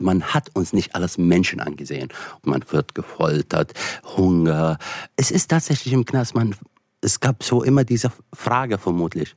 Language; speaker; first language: German; non-native, fluent; Arabic